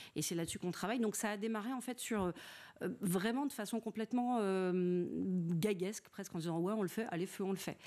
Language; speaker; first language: French; native; French